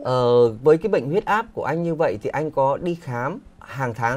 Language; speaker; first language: Vietnamese; native; Vietnamese